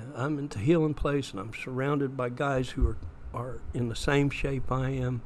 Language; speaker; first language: English; native; English